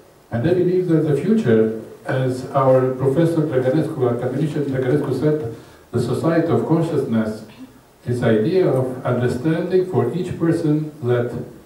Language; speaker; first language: English; non-native, fluent; Romanian